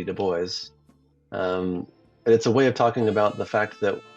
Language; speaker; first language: English; native; English